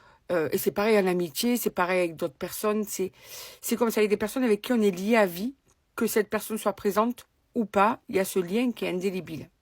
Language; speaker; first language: French; native; French